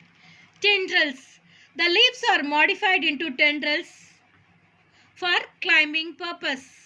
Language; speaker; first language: English; non-native, local second language; Tamil